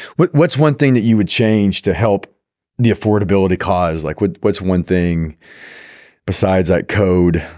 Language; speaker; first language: English; native; English